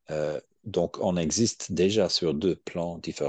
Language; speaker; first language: French; non-native, fluent; English